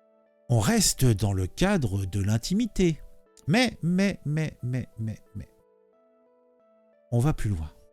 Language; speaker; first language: French; native; French